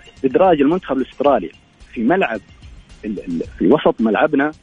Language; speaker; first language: Arabic; native; Arabic